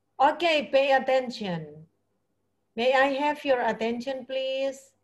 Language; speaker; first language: English; non-native, fluent; Indonesian